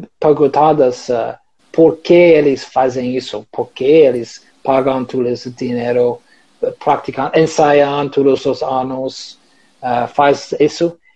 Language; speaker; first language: Portuguese; non-native, learner; English